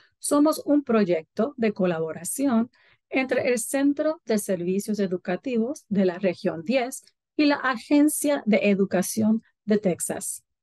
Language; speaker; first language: Spanish; early bilingual, heritage; Spanish